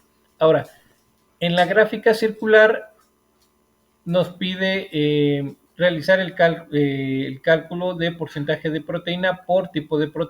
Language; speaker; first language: Spanish; native; Spanish